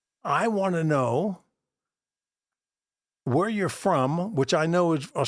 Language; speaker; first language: English; native; English